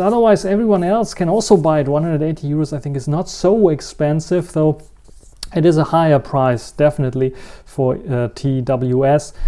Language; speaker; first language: English; non-native, fluent; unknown